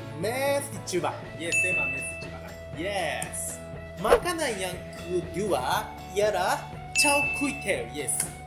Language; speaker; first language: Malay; non-native, learner; Japanese